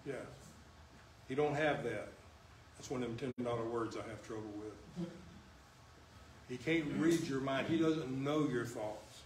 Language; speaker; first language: English; native; English